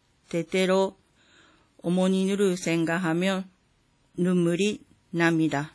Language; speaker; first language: Korean; non-native, fluent; Japanese